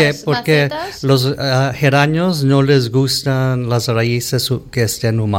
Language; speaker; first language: Spanish; early bilingual, heritage; Spanish